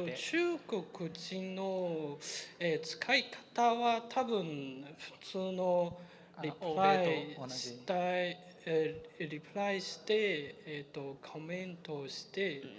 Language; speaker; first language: Japanese; non-native, learner; Chinese